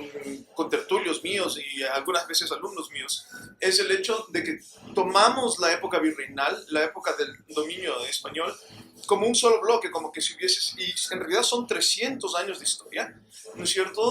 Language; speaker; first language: Spanish; native; Spanish